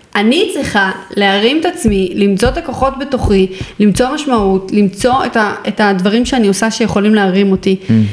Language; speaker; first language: Hebrew; native; Hebrew